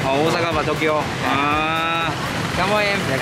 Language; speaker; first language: Vietnamese; non-native, learner; Japanese